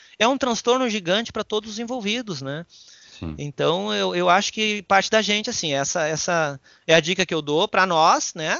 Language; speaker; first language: Portuguese; native; Portuguese